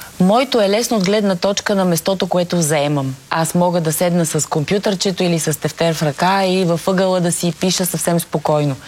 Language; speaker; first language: Bulgarian; native; Bulgarian